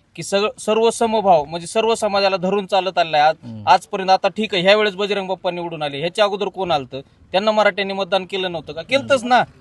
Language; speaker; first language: Marathi; native; Marathi